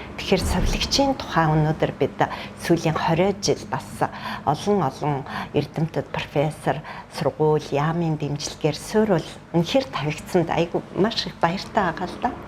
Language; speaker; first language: Mongolian; native; Mongolian